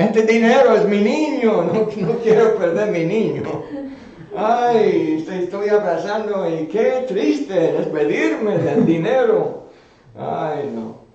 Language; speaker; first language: Spanish; non-native, fluent; English